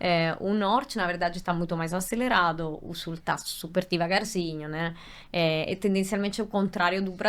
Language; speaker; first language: Portuguese; non-native, fluent; Italian